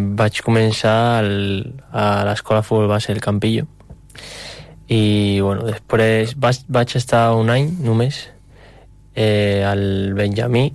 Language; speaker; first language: Catalan; non-native, local second language; Spanish